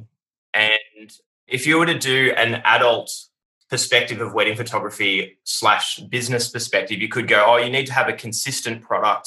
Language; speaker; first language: English; native; English